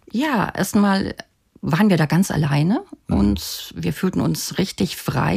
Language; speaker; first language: German; native; German